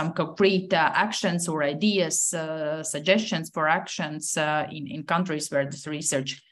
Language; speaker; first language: English; non-native, fluent; Latvian